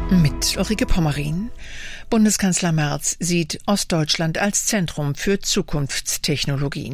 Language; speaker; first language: German; native; German